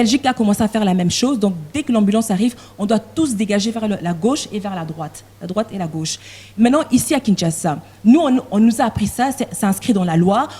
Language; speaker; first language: French; non-native, local second language; Lingala